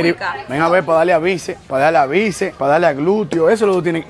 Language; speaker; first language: Spanish; native; Spanish